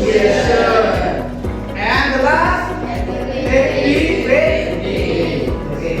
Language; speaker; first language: English; non-native, learner; Indonesian